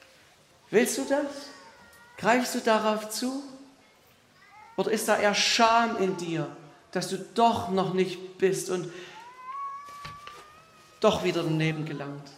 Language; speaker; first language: German; native; German